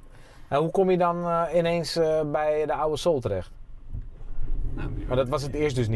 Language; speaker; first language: Dutch; native; Dutch